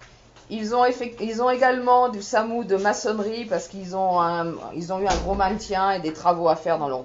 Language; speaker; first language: French; native; French